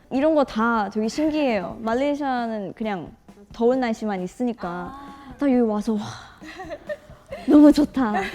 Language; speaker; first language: Korean; non-native, fluent; Malay